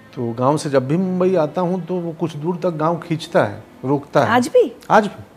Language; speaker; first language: Hindi; native; Hindi